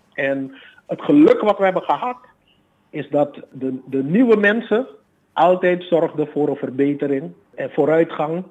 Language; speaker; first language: Dutch; native; Dutch